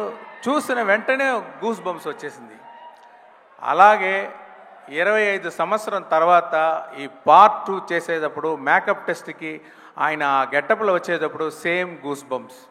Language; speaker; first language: Telugu; non-native, local second language; Tamil